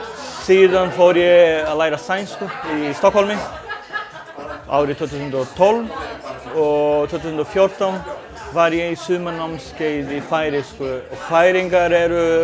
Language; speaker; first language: Icelandic; non-native, fluent; Portuguese